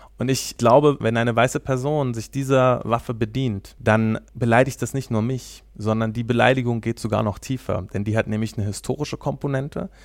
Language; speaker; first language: German; native; German